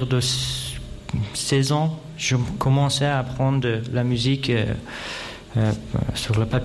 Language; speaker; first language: French; non-native, fluent; Persian